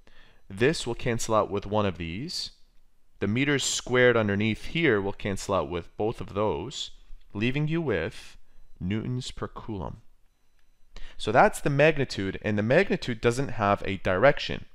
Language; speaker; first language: English; native; English